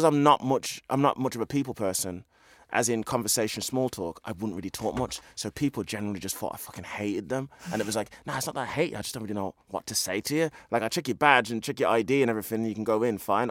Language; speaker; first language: English; native; English